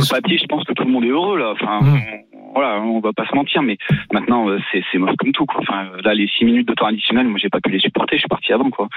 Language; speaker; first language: French; native; French